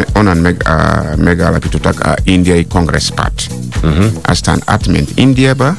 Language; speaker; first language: Hungarian; non-native, fluent; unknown